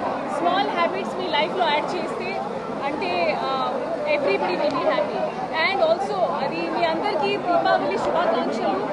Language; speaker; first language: Telugu; non-native, fluent; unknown